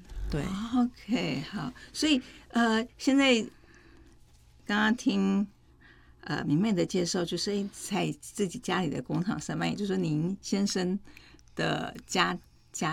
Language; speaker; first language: Chinese; native; Chinese